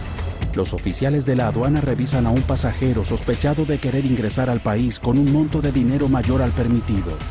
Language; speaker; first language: Spanish; native; Spanish